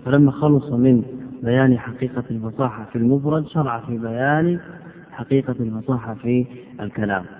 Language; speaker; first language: Arabic; native; Arabic